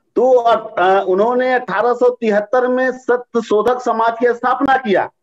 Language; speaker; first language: Hindi; native; Hindi